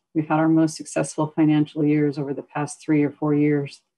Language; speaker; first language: English; native; English